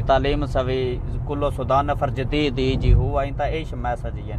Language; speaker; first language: Arabic; non-native, learner; Punjabi